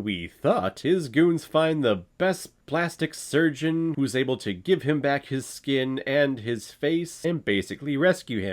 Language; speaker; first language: English; native; English